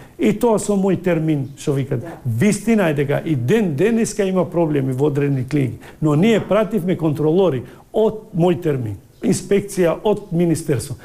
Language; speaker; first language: Macedonian; non-native, local second language; Albanian